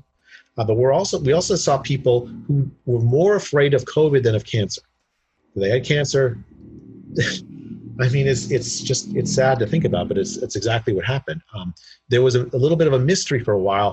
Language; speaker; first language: English; native; English